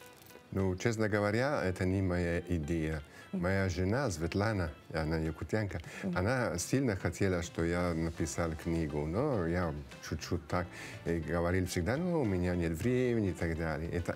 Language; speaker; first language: Russian; non-native, fluent; Italian